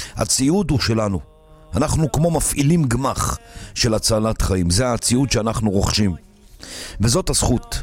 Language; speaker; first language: Hebrew; native; Hebrew